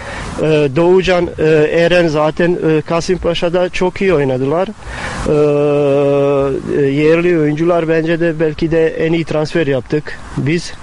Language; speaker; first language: Turkish; non-native, fluent; Bosnian